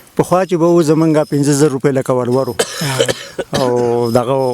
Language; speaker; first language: Pashto; non-native, local second language; Gujari